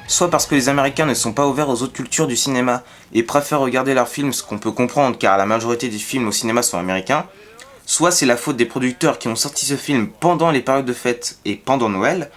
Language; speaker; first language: French; native; French